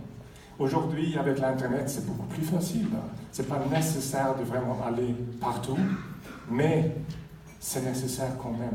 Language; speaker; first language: French; non-native, fluent; Swedish